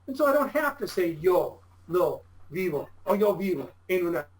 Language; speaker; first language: Spanish; non-native, fluent; English